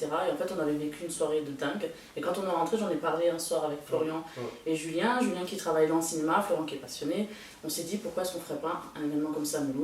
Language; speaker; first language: French; native; French